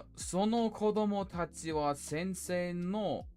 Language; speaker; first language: Japanese; non-native, learner; English